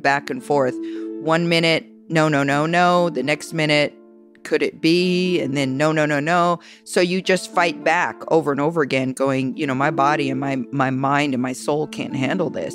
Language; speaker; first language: English; native; English